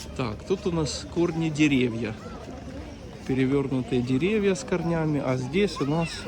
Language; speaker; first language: Russian; non-native, local second language; Ukrainian